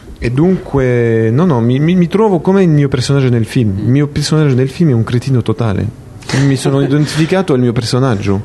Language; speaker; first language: Italian; non-native, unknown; French